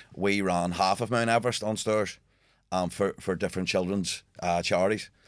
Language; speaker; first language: English; native; English